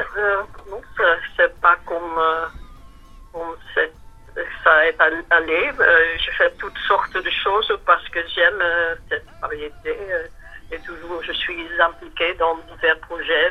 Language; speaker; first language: French; non-native, fluent; Dutch